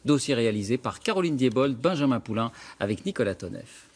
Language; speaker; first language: French; native; French